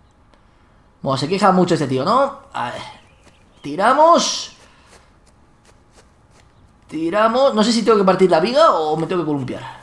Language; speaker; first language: Spanish; native; Spanish